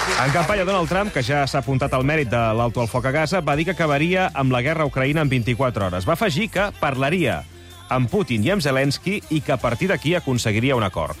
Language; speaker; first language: Catalan; native; Catalan